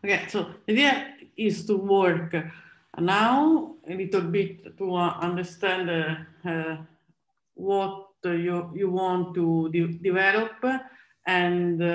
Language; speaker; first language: English; non-native, fluent; Italian